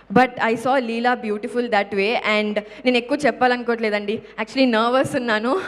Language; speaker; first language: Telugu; native; Telugu